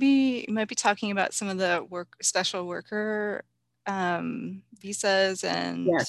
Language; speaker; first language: English; native; English